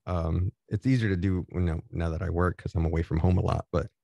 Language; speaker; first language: English; native; English